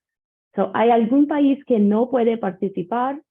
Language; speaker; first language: Spanish; non-native, learner; English